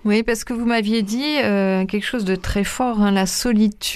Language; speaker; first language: French; native; French